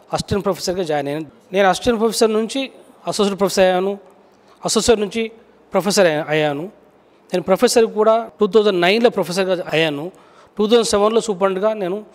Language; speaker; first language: Telugu; native; Telugu